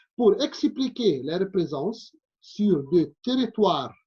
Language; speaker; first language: French; non-native, local second language; Arabic